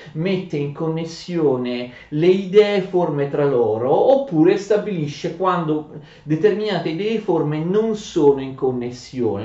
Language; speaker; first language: Italian; native; Italian